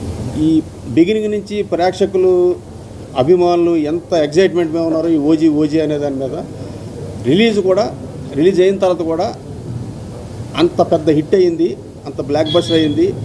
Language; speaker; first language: Telugu; native; Telugu